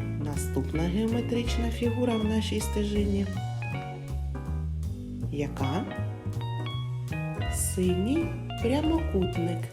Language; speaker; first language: Ukrainian; native; Ukrainian